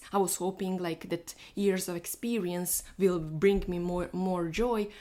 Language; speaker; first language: English; non-native, fluent; Bosnian